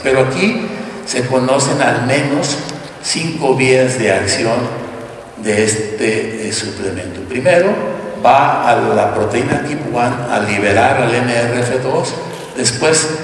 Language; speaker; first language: Spanish; native; Spanish